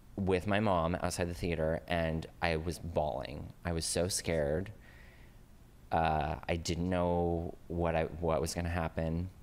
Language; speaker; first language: English; native; English